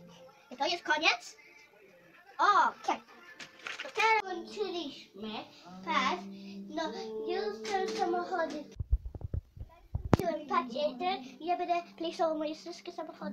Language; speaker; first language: Polish; early bilingual, heritage; Polish